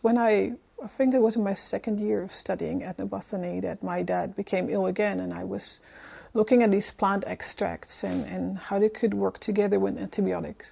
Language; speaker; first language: English; non-native, fluent; Dutch